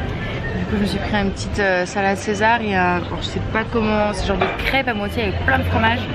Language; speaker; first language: French; native; French